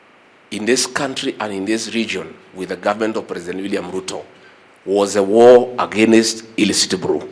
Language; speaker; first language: English; non-native, local second language; Kikuyu